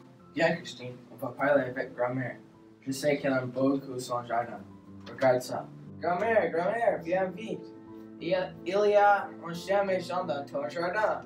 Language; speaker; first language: French; non-native, learner; English